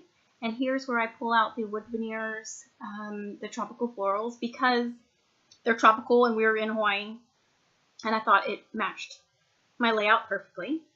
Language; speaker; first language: English; native; English